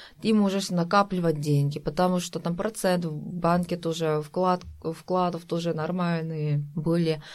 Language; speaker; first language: Russian; non-native, fluent; Korean